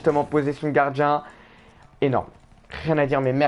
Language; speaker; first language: French; native; French